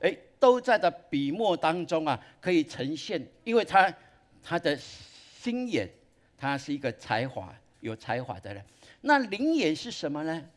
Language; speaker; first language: Chinese; native; Chinese